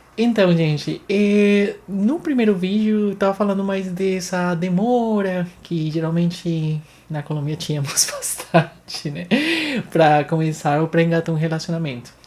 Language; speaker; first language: Portuguese; non-native, fluent; Spanish